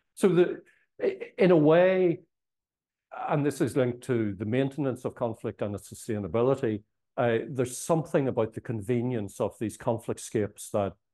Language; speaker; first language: English; native; English